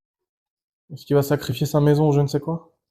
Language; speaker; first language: French; native; French